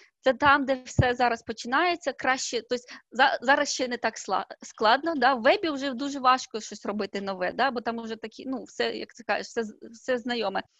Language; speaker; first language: Ukrainian; native; Ukrainian